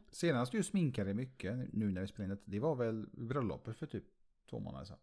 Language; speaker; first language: Swedish; native; Swedish